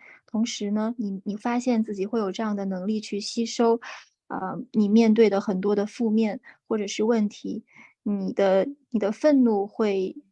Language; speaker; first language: Chinese; native; Chinese